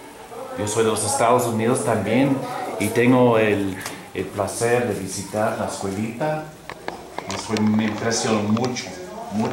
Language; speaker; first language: Spanish; non-native, fluent; English